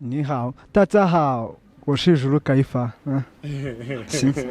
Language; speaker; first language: Chinese; non-native, learner; Kinyarwanda